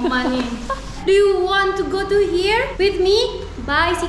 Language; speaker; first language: English; non-native, learner; Indonesian